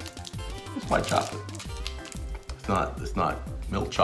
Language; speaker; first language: English; native; English